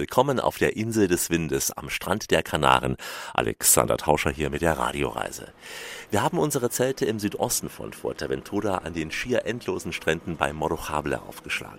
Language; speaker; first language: German; native; German